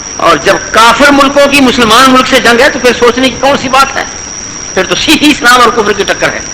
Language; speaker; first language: Urdu; non-native, local second language; Punjabi